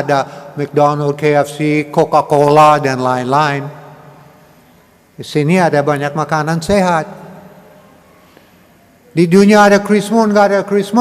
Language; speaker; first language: Indonesian; non-native, learner; English